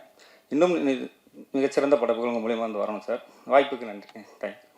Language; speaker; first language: Tamil; native; Tamil